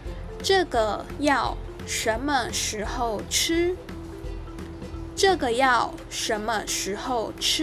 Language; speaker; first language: Chinese; non-native, fluent; Indonesian